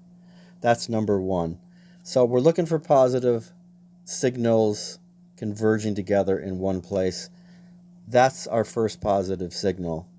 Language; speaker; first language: English; native; English